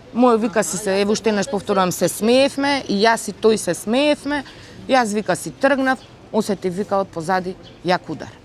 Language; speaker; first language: Macedonian; native; Macedonian